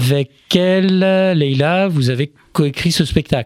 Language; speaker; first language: French; native; French